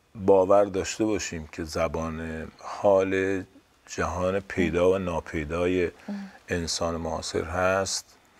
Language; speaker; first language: Persian; native; Persian